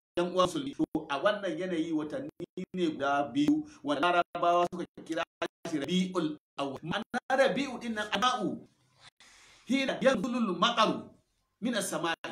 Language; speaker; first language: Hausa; non-native, local second language; Fula